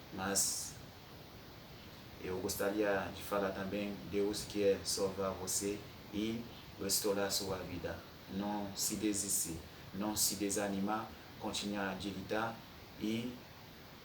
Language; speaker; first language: Portuguese; non-native, fluent; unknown